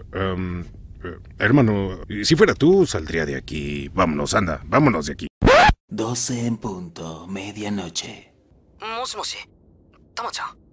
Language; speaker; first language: Spanish; native; Spanish